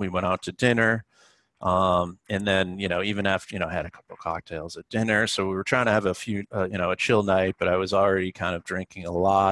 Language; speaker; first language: English; native; English